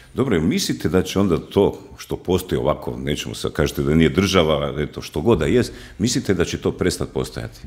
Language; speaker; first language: Croatian; native; Croatian